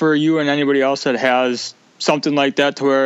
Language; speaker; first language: English; native; English